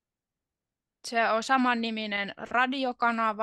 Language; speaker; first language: Finnish; native; Finnish